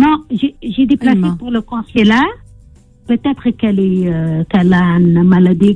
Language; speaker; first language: French; non-native, learner; Arabic